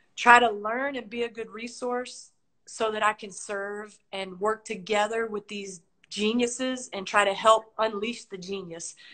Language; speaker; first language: English; native; English